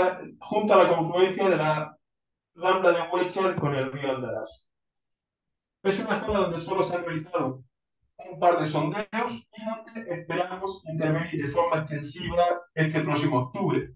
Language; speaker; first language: Spanish; native; Spanish